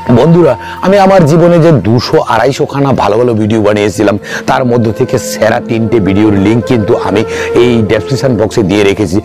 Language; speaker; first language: Bangla; non-native, local second language; Kok Borok